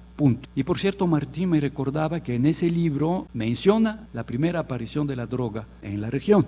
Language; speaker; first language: Spanish; non-native, fluent; French